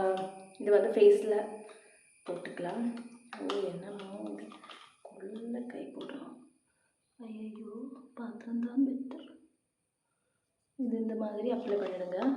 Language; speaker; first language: Tamil; non-native, learner; Malayalam